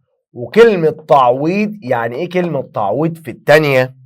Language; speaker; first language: Arabic; native; Arabic